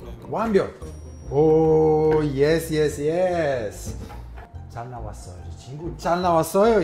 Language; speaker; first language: Korean; non-native, fluent; Italian